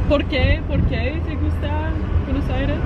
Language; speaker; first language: Spanish; non-native, learner; English